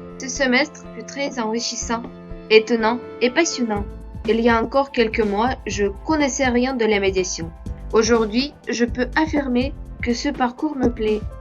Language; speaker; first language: French; non-native, fluent; Russian